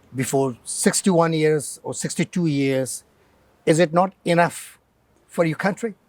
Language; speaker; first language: English; non-native, local second language; Nepali